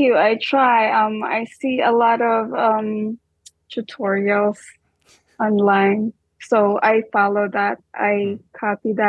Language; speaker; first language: English; non-native, local second language; Filipino